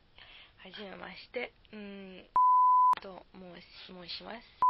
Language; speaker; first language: Japanese; non-native, learner; Serbian